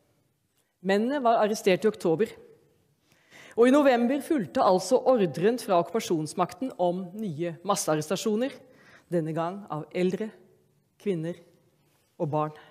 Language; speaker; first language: Norwegian; native; Norwegian